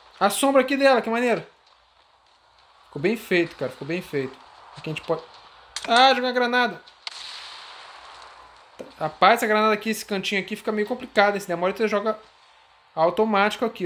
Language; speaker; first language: Portuguese; native; Portuguese